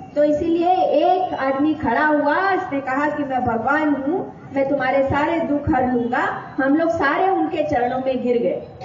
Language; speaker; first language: Hindi; non-native, local second language; Gujarati